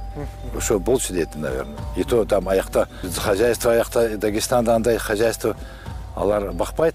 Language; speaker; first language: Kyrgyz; non-native, local second language; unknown